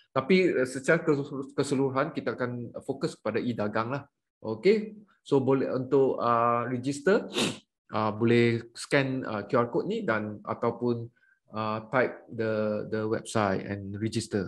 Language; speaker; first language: Malay; native; Malay